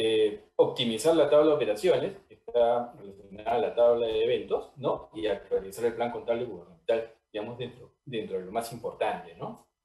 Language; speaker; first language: Spanish; native; Spanish